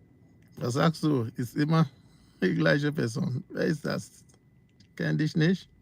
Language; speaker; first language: German; non-native, learner; English